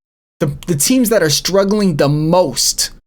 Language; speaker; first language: English; native; English